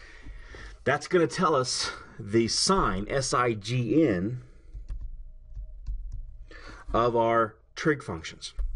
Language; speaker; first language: English; native; English